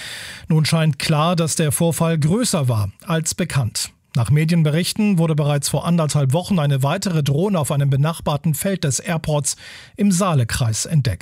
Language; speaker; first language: German; native; German